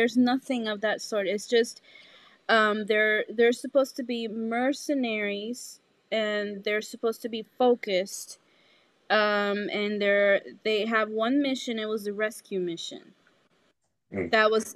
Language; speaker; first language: English; non-native, fluent; Spanish